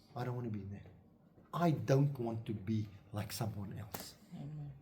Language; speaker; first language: English; non-native, local second language; Afrikaans